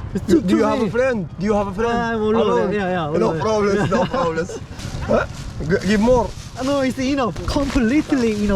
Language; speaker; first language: English; non-native, learner; Arabic